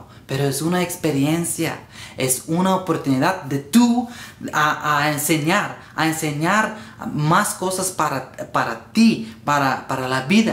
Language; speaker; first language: Spanish; non-native, learner; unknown